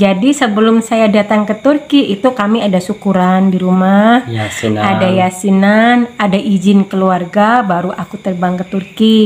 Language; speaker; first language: Indonesian; native; Indonesian